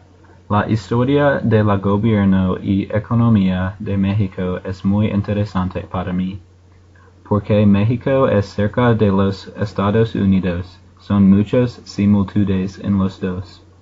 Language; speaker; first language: Spanish; non-native, learner; English